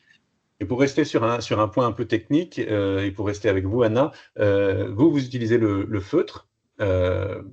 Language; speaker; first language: French; native; French